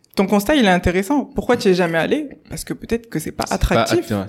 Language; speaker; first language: French; native; French